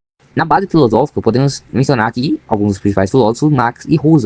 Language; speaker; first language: Portuguese; native; Portuguese